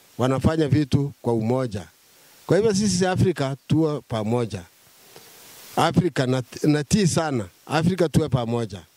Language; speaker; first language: Swahili; non-native, local second language; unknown